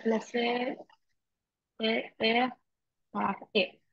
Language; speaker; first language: French; non-native, learner; Spanish